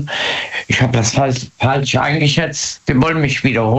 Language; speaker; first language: German; native; German